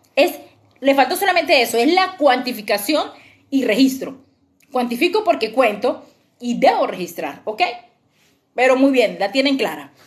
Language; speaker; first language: Spanish; native; Spanish